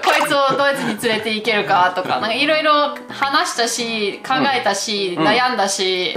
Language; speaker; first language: Japanese; non-native, fluent; German